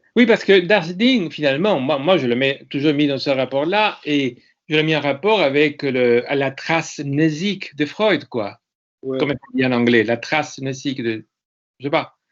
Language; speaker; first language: French; non-native, fluent; Spanish